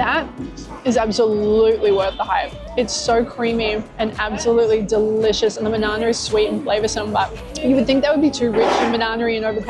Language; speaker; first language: English; native; English